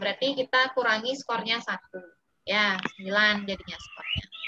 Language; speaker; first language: Indonesian; non-native, local second language; Balinese